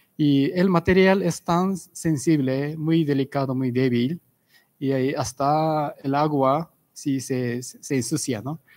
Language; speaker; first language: Spanish; non-native, fluent; Japanese